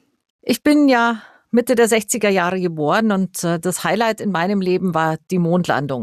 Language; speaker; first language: German; native; German